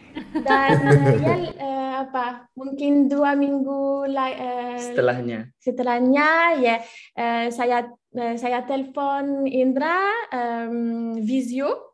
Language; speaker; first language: Indonesian; non-native, learner; French